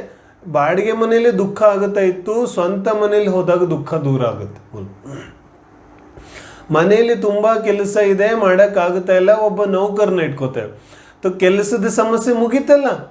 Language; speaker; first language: Kannada; non-native, local second language; Hindi